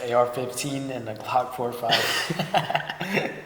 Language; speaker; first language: English; native; English